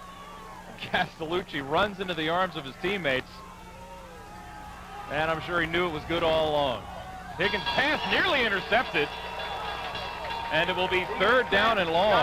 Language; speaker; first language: English; native; English